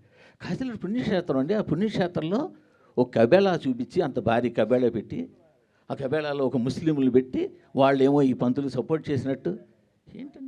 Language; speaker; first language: Telugu; native; Telugu